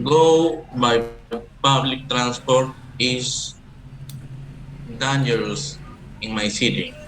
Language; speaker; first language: English; non-native, learner; Spanish